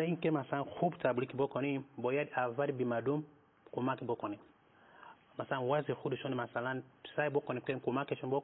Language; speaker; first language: Persian; non-native, fluent; Nyanja